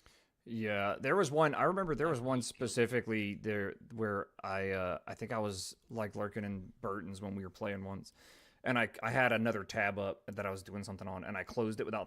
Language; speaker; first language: English; native; English